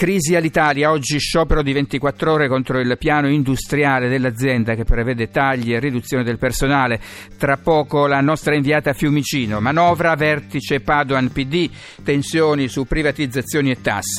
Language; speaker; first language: Italian; native; Italian